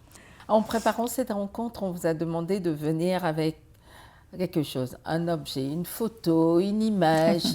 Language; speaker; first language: French; native; French